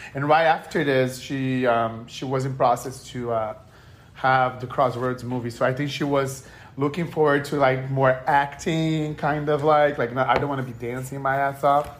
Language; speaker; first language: English; non-native, fluent; Portuguese